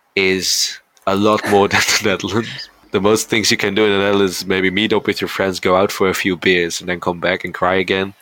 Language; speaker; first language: English; early bilingual, heritage; Dutch